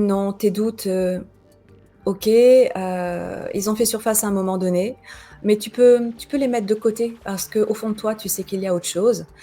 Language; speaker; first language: French; native; French